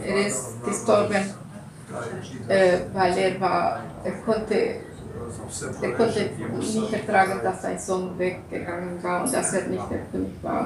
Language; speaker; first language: German; non-native, learner; Russian